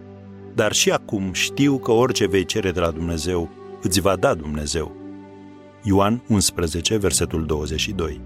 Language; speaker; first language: Romanian; native; Romanian